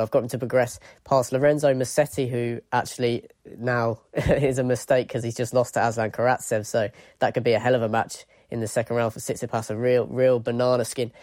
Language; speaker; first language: English; native; English